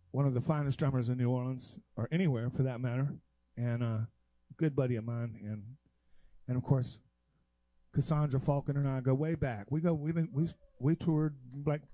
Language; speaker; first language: English; native; English